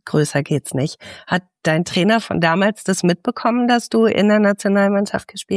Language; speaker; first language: German; native; German